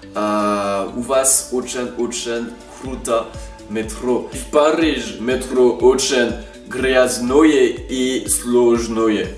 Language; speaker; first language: Russian; non-native, learner; French